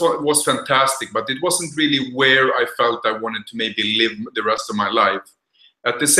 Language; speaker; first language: English; non-native, fluent; Swedish